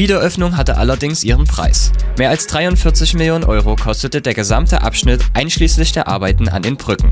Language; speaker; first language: German; native; German